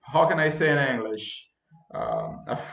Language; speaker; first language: English; non-native, learner; Portuguese